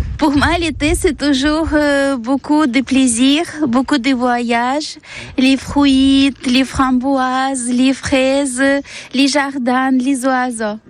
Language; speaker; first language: French; non-native, learner; Ukrainian